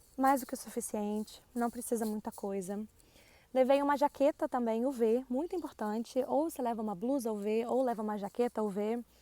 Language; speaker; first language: Portuguese; native; Portuguese